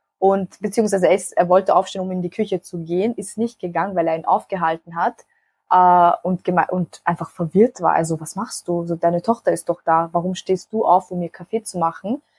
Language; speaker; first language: German; early bilingual, other home language; Macedonian